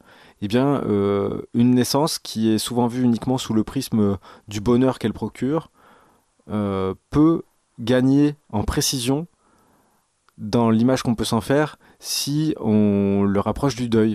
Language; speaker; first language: French; native; French